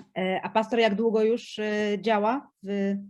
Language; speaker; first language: Polish; non-native, fluent; English